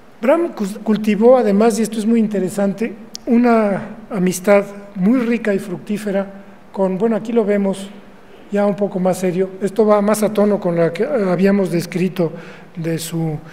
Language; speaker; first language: Spanish; native; Spanish